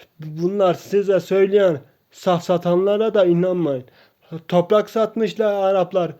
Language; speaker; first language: Turkish; non-native, local second language; Kurdish